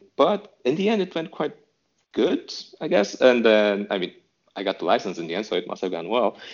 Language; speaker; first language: English; non-native, fluent; Turkish